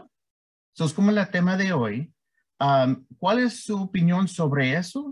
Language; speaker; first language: Spanish; early bilingual, heritage; Spanish